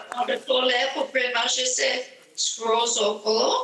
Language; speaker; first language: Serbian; early bilingual, heritage; Serbian